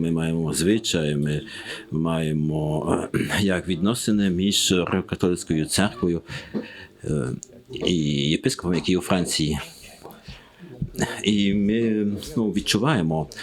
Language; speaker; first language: Ukrainian; non-native, learner; French